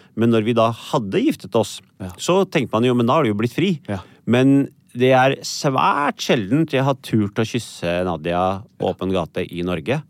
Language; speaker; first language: Norwegian; early bilingual, other home language; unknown